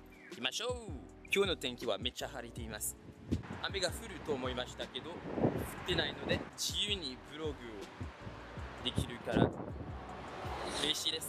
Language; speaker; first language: Japanese; non-native, fluent; French